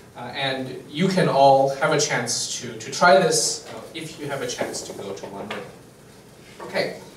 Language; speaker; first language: English; non-native, fluent; Chinese